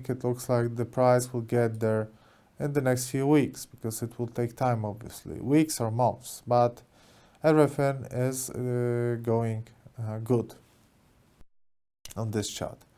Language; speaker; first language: English; non-native, fluent; Polish